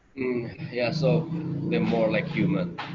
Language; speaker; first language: English; non-native, learner; Indonesian